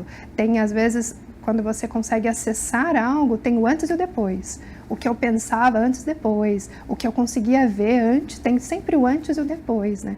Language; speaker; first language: Portuguese; native; Portuguese